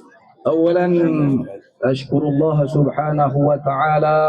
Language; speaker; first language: Arabic; non-native, fluent; Malay